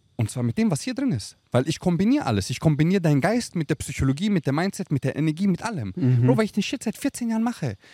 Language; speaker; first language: German; early bilingual, other home language; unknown